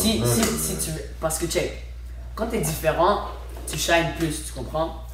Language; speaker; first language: French; native; French